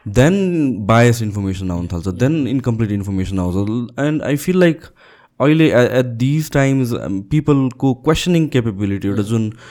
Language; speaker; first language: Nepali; native; Nepali